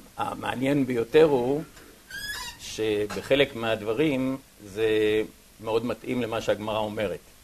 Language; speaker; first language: Hebrew; native; Hebrew